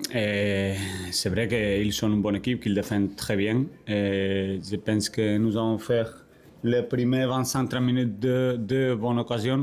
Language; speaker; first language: French; non-native, learner; Spanish